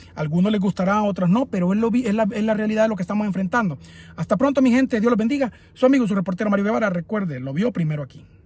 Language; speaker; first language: Spanish; native; Spanish